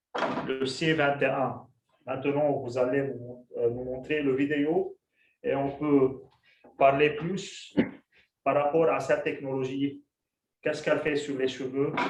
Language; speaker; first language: French; non-native, local second language; Arabic